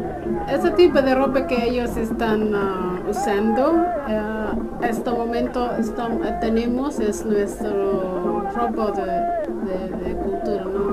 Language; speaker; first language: Spanish; non-native, learner; Somali